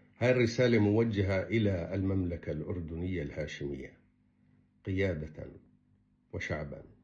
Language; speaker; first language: Arabic; native; Arabic